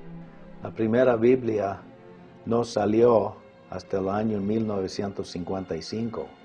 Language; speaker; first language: Spanish; early bilingual, other home language; English